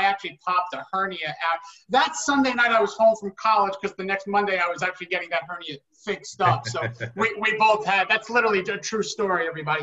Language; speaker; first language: English; native; English